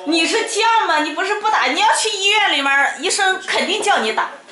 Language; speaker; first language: Chinese; native; Chinese